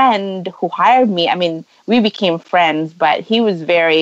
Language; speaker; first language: English; non-native, local second language; Cebuano